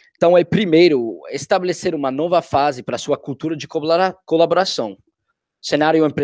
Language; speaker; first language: Portuguese; non-native, fluent; English